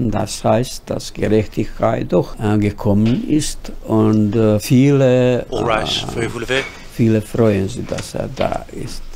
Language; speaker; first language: German; non-native, fluent; Bosnian